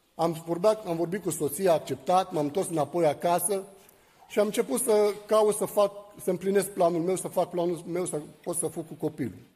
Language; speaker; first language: Romanian; non-native, fluent; Arabic